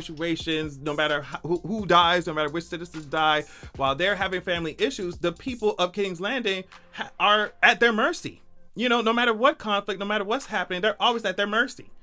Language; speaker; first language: English; native; English